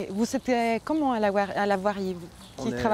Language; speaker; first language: French; native; French